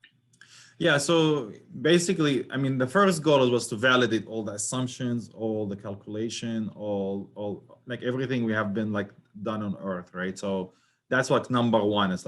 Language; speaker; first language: English; non-native, fluent; Arabic